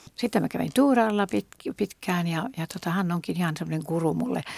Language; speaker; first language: Finnish; native; Finnish